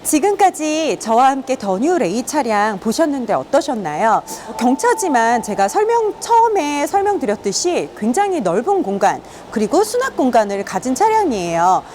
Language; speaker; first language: Korean; native; Korean